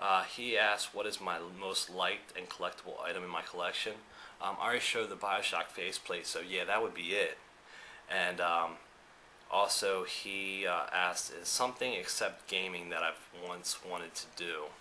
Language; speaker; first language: English; early bilingual, other home language; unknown